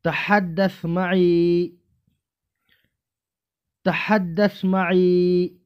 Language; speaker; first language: Arabic; non-native, fluent; Urdu